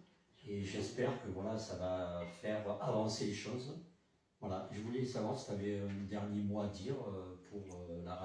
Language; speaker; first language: French; native; French